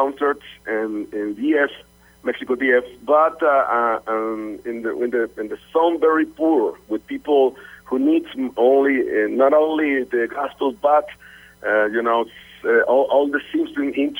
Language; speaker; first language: English; non-native, learner; Spanish